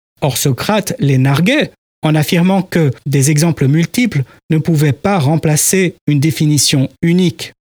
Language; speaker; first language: French; native; French